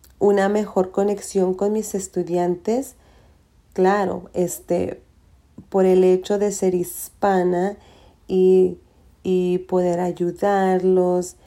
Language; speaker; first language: Spanish; early bilingual, heritage; Spanish